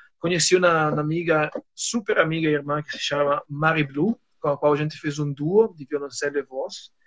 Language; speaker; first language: Portuguese; non-native, fluent; Italian